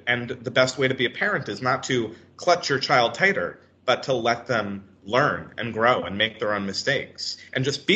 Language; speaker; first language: English; native; English